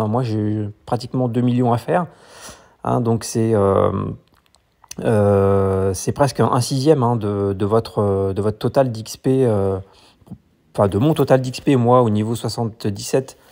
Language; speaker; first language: French; native; French